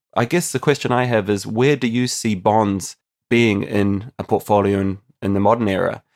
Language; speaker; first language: English; native; English